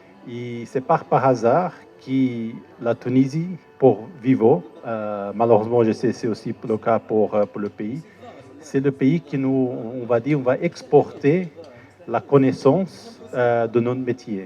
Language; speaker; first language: French; non-native, fluent; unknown